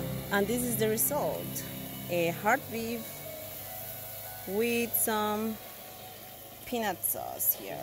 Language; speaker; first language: English; non-native, fluent; Spanish